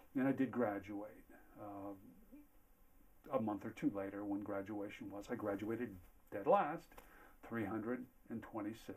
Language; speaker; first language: English; native; English